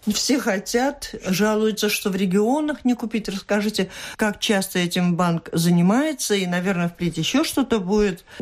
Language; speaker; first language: Russian; native; Russian